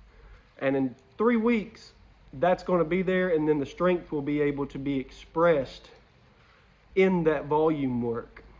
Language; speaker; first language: English; native; English